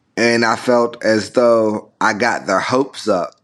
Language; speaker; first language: English; native; English